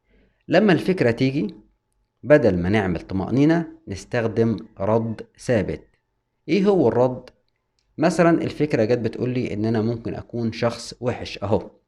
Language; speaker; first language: Arabic; native; Arabic